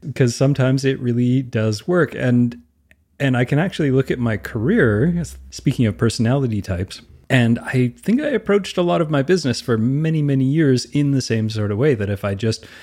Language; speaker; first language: English; native; English